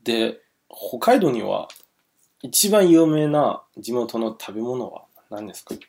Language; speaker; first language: Japanese; non-native, learner; Chinese